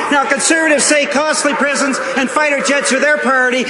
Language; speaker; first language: English; native; English